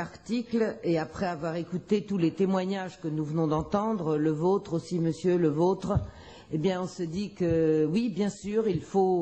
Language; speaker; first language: French; native; French